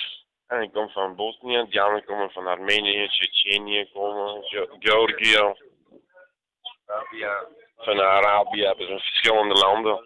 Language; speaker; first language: Dutch; non-native, local second language; Bosnian